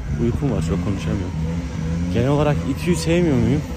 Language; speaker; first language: Turkish; native; Turkish